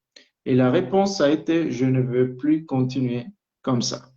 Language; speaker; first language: French; non-native, local second language; Italian